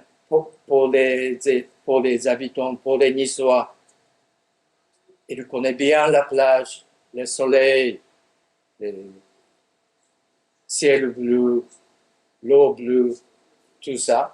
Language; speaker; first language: French; non-native, fluent; Japanese